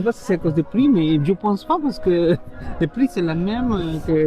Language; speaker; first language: French; non-native, fluent; Spanish